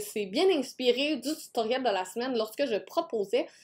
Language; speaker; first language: French; native; French